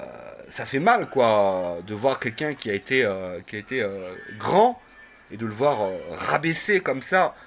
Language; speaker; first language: French; native; French